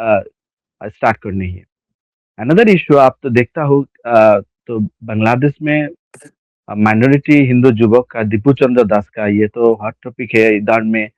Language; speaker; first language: Hindi; non-native, learner; Bangla